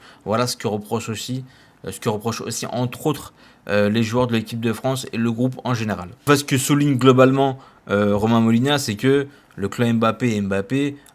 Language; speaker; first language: French; native; French